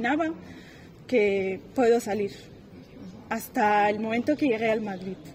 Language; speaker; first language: Spanish; non-native, learner; Persian